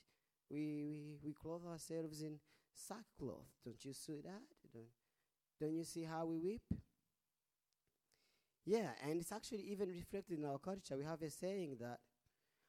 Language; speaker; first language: English; non-native, local second language; Kinyarwanda